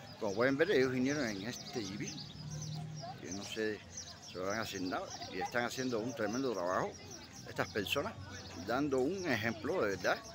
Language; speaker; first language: Spanish; native; Spanish